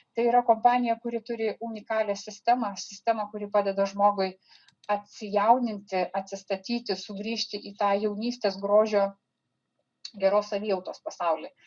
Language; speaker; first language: Lithuanian; native; Lithuanian